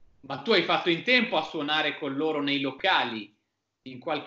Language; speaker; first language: Italian; native; Italian